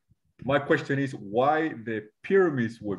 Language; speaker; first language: English; non-native, learner; Spanish